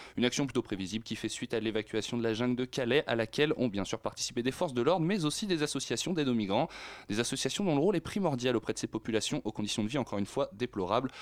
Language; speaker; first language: French; native; French